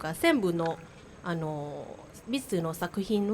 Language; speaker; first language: Japanese; non-native, learner; Thai